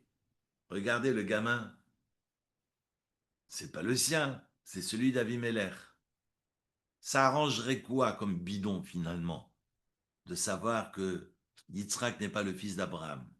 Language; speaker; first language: French; native; French